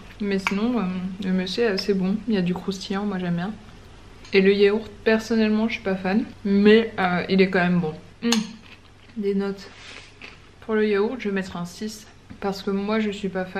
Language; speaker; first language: French; native; French